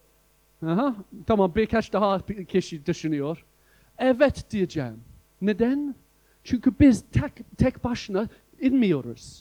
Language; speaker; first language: Turkish; non-native, fluent; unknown